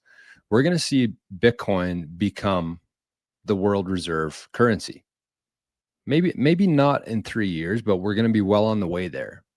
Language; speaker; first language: English; native; English